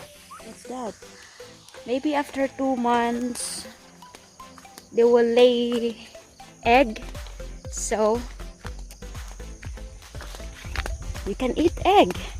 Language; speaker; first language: English; non-native, local second language; Filipino